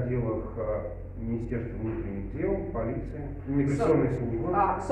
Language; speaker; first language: Russian; native; Russian